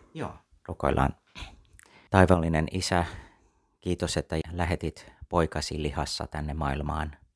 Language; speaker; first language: Finnish; early bilingual, heritage; Finnish